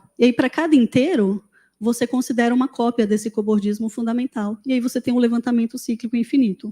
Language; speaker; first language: Portuguese; native; Portuguese